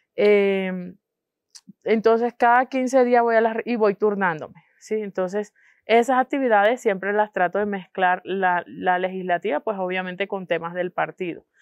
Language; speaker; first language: Spanish; non-native, local second language; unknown